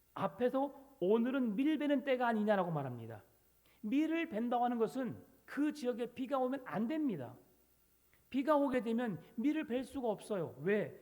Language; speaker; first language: Korean; native; Korean